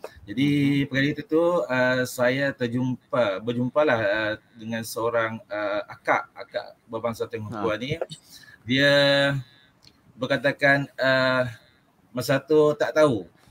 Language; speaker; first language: Malay; native; Malay